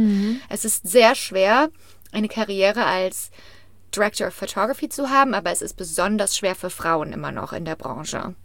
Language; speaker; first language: German; native; German